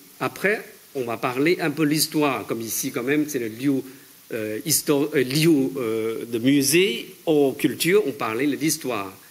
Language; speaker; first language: French; non-native, fluent; Chinese